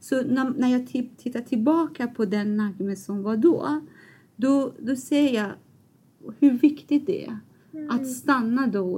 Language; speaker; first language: Swedish; non-native, fluent; Persian